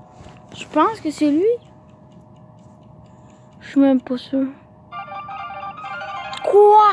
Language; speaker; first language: French; native; French